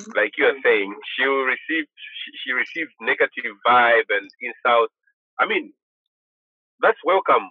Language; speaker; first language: English; non-native, local second language; Bemba